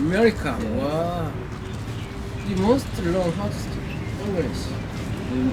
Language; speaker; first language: English; non-native, learner; Korean